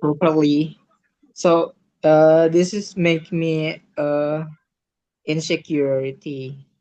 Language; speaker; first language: English; non-native, learner; Indonesian